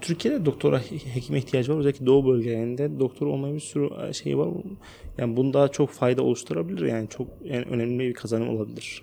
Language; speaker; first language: Turkish; non-native, fluent; Arabic